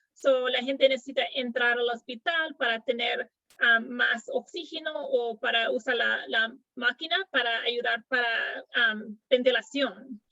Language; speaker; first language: Spanish; non-native, fluent; English